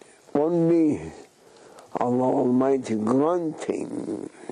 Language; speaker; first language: English; non-native, fluent; Turkish